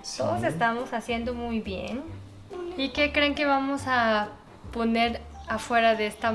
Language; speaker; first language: Spanish; non-native, fluent; Korean